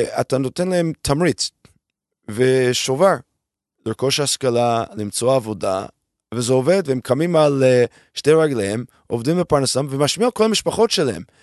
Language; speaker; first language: Hebrew; non-native, fluent; English